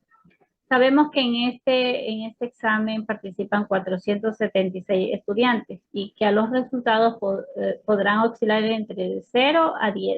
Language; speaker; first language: Spanish; native; Spanish